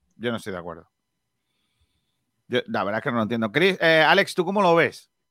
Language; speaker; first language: Spanish; native; Spanish